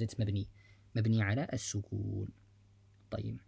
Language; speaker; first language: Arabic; non-native, fluent; English